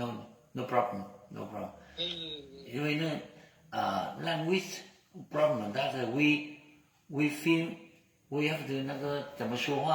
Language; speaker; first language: English; non-native, learner; Vietnamese